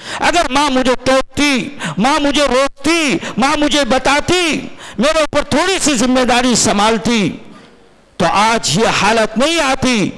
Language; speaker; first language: Urdu; non-native, local second language; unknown